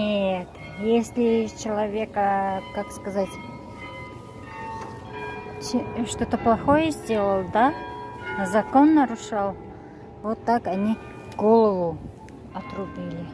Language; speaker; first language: Russian; non-native, local second language; Tajik